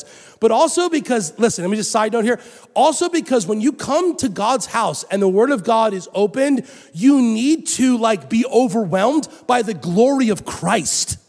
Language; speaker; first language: English; native; English